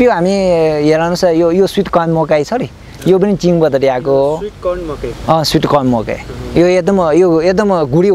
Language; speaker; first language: Nepali; non-native, learner; Chinese